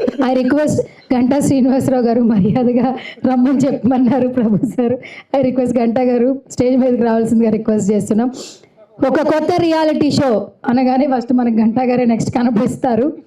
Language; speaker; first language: Telugu; native; Telugu